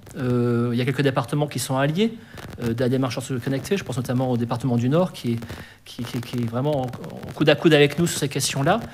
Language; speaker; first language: French; native; French